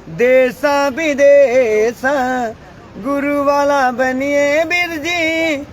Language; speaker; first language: Punjabi; non-native, learner; Nepali